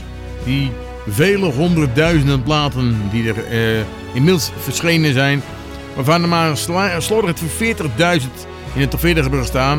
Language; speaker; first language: Dutch; native; Dutch